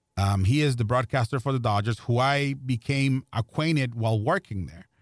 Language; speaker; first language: English; non-native, fluent; Spanish